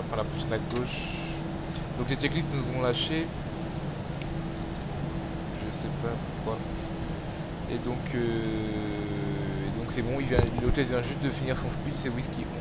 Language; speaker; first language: French; native; French